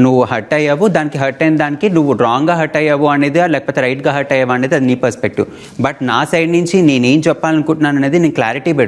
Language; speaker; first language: Telugu; native; Telugu